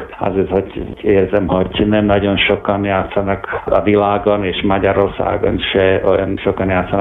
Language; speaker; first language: Hungarian; non-native, fluent; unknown